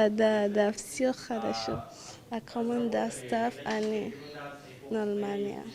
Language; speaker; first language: Russian; non-native, learner; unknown